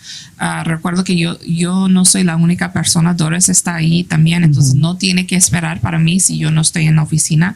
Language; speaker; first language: Spanish; early bilingual, heritage; English